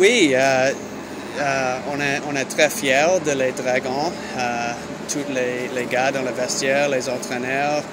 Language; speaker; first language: French; non-native, learner; English